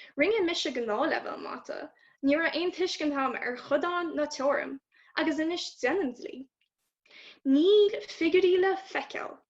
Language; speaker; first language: Irish; native; Irish